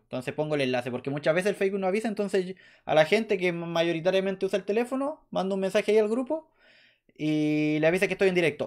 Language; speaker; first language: Spanish; native; Spanish